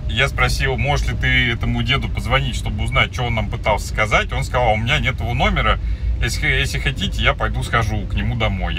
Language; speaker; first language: Russian; native; Russian